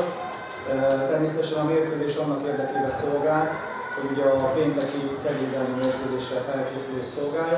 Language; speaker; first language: Hungarian; native; Hungarian